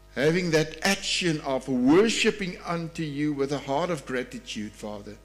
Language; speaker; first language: English; non-native, local second language; Afrikaans